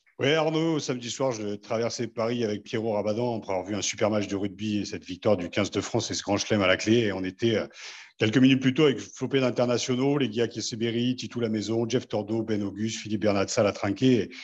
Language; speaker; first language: French; native; French